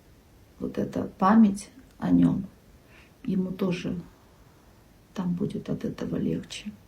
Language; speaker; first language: Russian; non-native, local second language; Kyrgyz